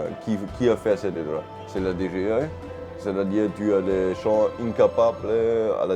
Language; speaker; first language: French; non-native, fluent; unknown